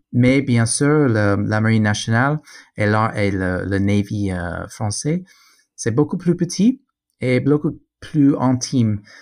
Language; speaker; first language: French; non-native, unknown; English